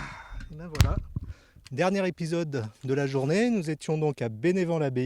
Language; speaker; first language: French; native; French